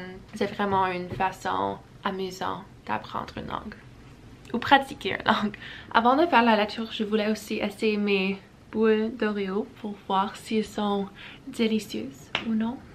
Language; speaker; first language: French; early bilingual, heritage; English